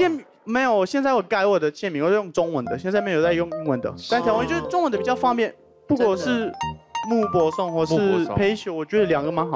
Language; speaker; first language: Chinese; non-native, fluent; Arabic